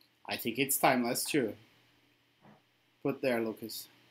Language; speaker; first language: English; non-native, fluent; Portuguese